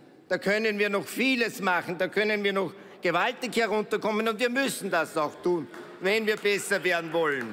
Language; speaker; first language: German; native; German